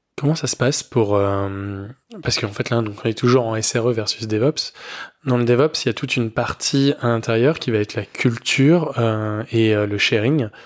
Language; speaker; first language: French; native; French